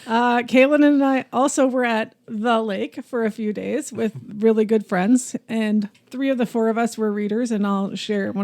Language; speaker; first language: English; native; English